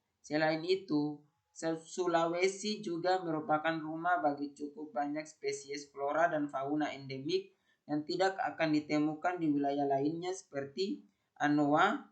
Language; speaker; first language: Indonesian; native; Indonesian